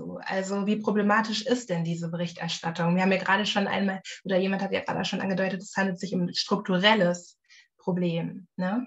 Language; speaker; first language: German; native; German